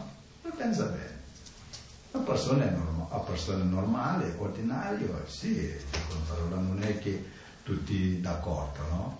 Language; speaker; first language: Italian; non-native, learner; Tibetan